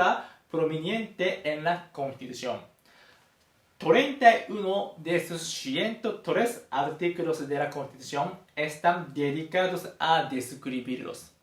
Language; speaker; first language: Spanish; non-native, fluent; Japanese